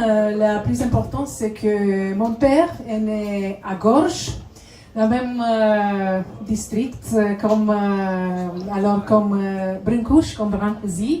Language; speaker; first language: French; non-native, fluent; Romanian